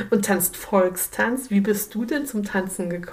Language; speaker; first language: German; native; German